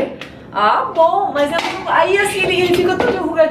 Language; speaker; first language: Portuguese; native; Portuguese